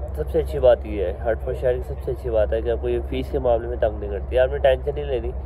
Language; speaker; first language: Urdu; non-native, local second language; Punjabi